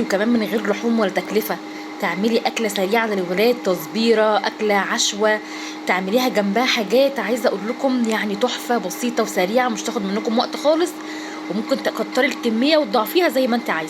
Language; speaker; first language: Arabic; native; Arabic